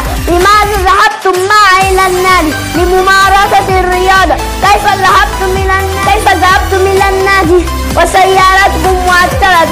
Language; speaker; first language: Arabic; non-native, learner; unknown